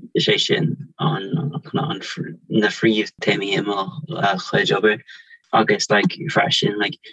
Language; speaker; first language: Irish; non-native, local second language; English